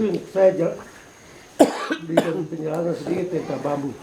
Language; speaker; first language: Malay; non-native, local second language; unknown